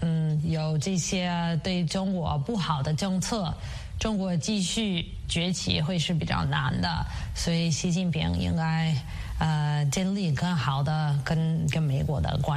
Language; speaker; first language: Chinese; non-native, fluent; English